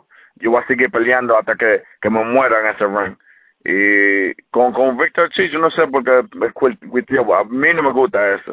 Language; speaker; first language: Spanish; early bilingual, heritage; English